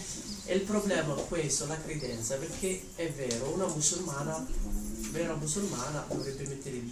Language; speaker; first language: Italian; non-native, learner; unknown